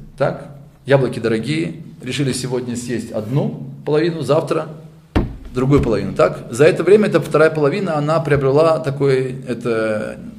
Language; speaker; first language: Russian; early bilingual, heritage; Russian